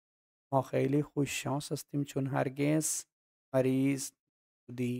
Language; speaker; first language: Persian; non-native, fluent; Urdu